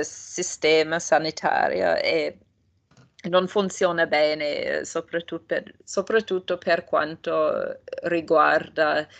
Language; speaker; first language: Italian; non-native, fluent; English